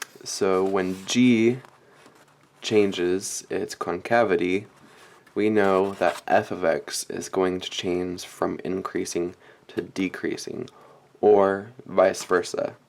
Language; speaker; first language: English; native; English